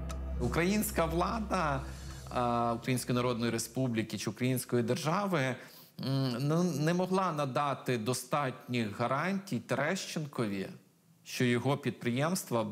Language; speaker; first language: Ukrainian; native; Ukrainian